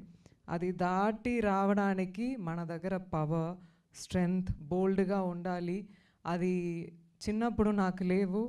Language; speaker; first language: Telugu; non-native, local second language; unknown